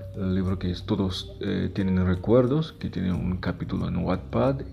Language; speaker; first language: Spanish; non-native, fluent; Haitian Creole